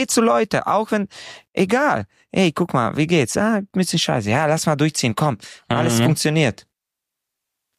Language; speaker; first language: German; non-native, fluent; Hungarian